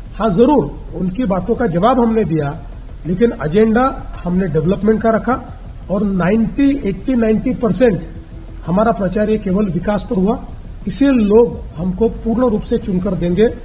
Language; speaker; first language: Hindi; non-native, local second language; Marathi